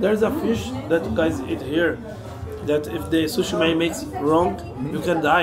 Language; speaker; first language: English; non-native, fluent; Portuguese